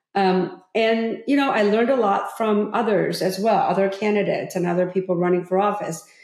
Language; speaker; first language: English; early bilingual, other home language; Korean